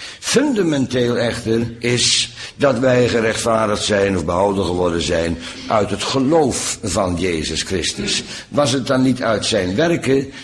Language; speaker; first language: Dutch; native; Dutch